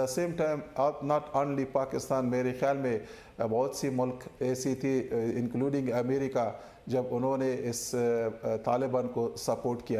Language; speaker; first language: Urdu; non-native, learner; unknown